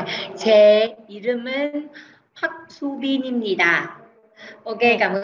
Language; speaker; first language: Korean; non-native, fluent; Vietnamese